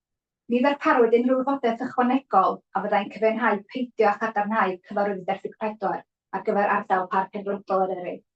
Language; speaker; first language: Welsh; native; Welsh